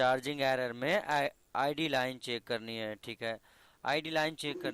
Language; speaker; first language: Hindi; native; Hindi